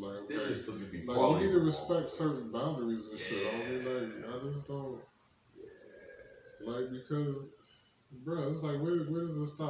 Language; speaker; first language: English; native; English